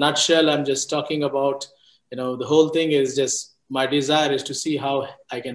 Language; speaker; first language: English; non-native, local second language; Telugu